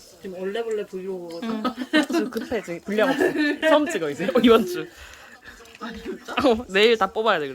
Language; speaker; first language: Korean; native; Korean